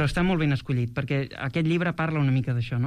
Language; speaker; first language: Catalan; native; Catalan